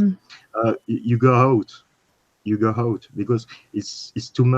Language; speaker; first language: English; non-native, learner; French